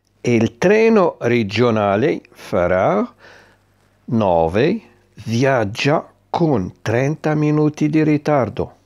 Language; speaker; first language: Italian; non-native, fluent; Arabic